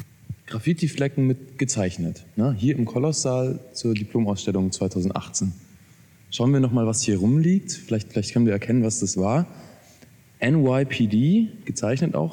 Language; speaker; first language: German; native; German